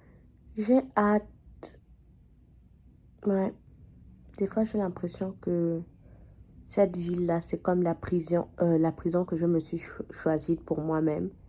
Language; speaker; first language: French; non-native, fluent; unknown